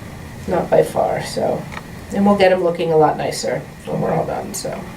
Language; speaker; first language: English; native; English